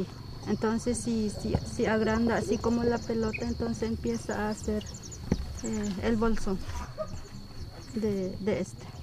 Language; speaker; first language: Spanish; non-native, local second language; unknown